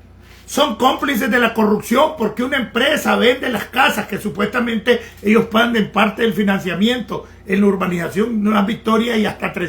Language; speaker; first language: Spanish; native; Spanish